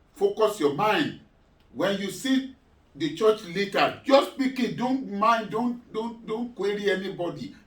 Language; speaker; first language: English; non-native, local second language; Yoruba